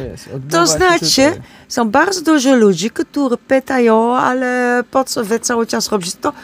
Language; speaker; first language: Polish; non-native, learner; Dutch